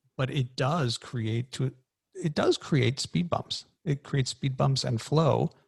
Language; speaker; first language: English; native; English